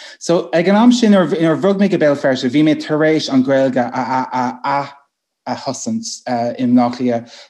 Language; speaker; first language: Irish; non-native, local second language; English